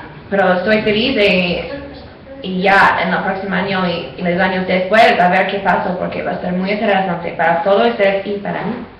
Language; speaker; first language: Spanish; non-native, learner; English